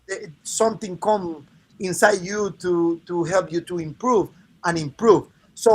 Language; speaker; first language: English; non-native, fluent; Spanish